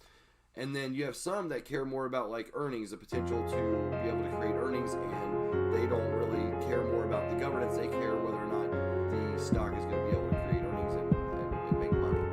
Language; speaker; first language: English; native; English